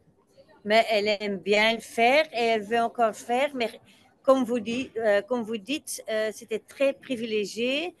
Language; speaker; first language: French; non-native, local second language; Dutch